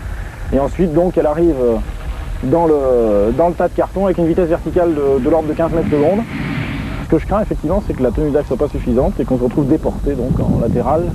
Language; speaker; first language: French; native; French